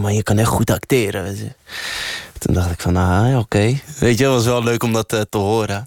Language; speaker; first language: Dutch; early bilingual, other home language; Arabic